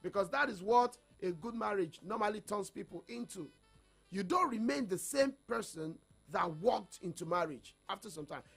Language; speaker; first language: English; non-native, local second language; Yoruba